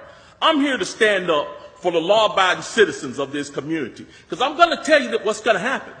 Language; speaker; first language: English; native; English